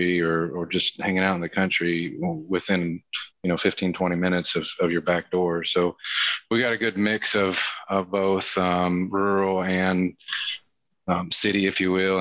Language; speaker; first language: English; native; English